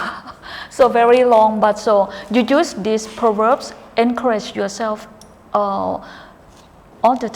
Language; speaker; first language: English; non-native, fluent; Thai